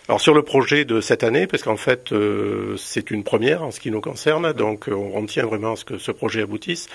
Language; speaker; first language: French; native; French